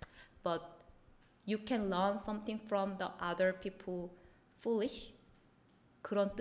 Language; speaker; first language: English; non-native, fluent; Korean